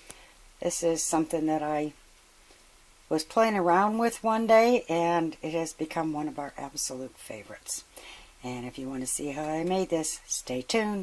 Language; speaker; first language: English; native; English